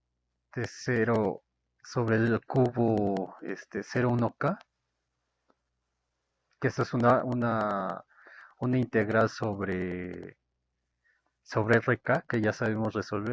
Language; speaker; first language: Spanish; native; Spanish